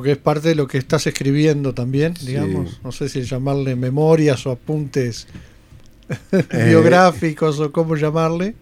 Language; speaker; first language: Spanish; native; Spanish